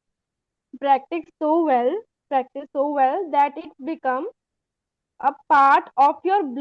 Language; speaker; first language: English; non-native, learner; Hindi